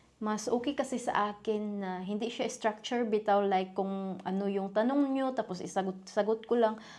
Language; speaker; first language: Filipino; non-native, local second language; Cebuano